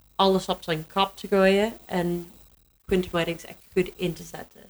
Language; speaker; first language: Dutch; non-native, fluent; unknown